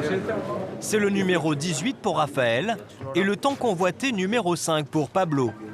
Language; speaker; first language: French; native; French